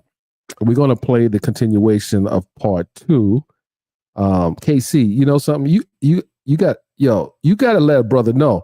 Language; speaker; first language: English; native; English